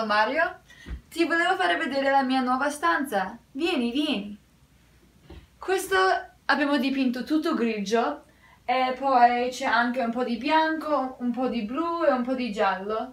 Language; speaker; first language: Italian; early bilingual, heritage; Italian